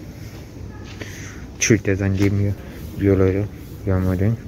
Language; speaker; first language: German; early bilingual, other home language; Turkish